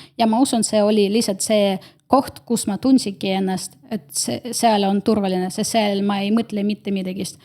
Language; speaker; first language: Estonian; non-native, local second language; Russian